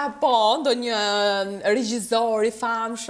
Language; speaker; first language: Albanian; native; Albanian